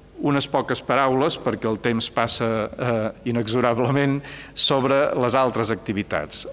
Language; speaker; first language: Catalan; native; Catalan